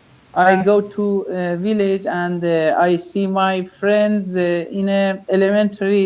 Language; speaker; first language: English; non-native, learner; Persian